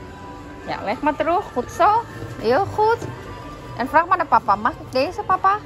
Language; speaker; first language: Dutch; early bilingual, heritage; Dutch